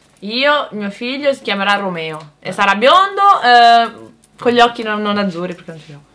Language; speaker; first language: Italian; native; Italian